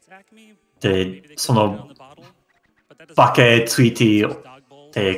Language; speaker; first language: Japanese; non-native, learner; English